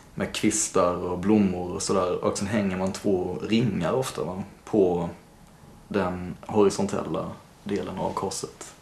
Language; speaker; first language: Swedish; native; Swedish